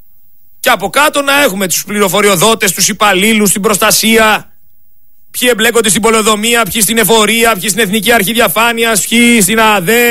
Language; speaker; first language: Greek; native; Greek